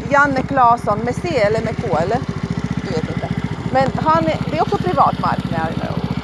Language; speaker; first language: Swedish; non-native, fluent; Latvian